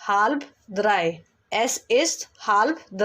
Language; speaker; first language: German; non-native, learner; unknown